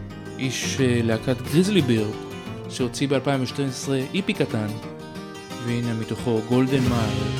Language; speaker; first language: Hebrew; native; Hebrew